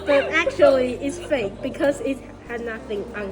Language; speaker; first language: English; non-native, fluent; Chinese